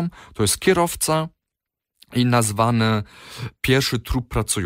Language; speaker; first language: Polish; early bilingual, heritage; Polish